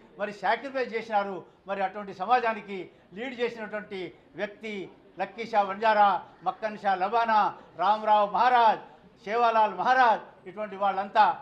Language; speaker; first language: Telugu; non-native, local second language; Lambadi